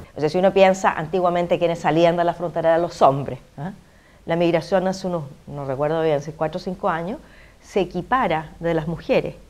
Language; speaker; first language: Spanish; native; Spanish